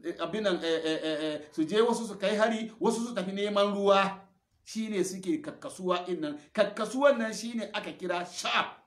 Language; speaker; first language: Hausa; non-native, local second language; Fula